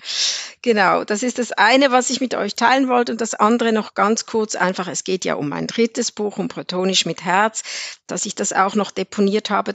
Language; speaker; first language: German; native; German